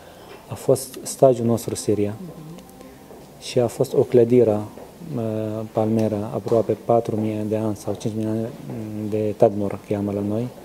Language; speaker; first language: Romanian; non-native, learner; Arabic